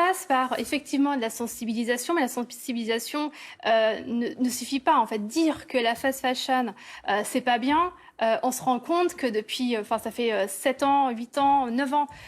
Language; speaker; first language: French; native; French